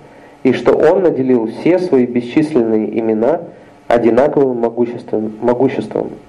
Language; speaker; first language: Russian; native; Russian